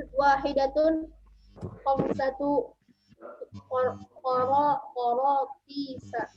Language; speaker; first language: Arabic; non-native, learner; Indonesian